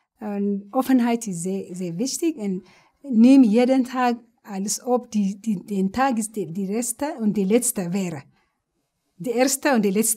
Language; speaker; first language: German; non-native, learner; Amharic